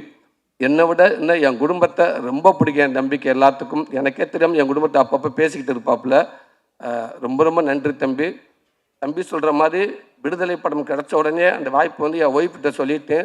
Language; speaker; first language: Tamil; native; Tamil